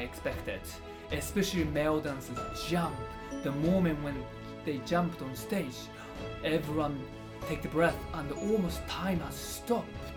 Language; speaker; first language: English; non-native, fluent; Japanese